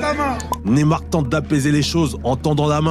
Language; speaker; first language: French; native; French